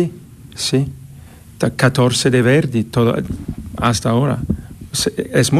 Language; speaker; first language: Spanish; non-native, fluent; English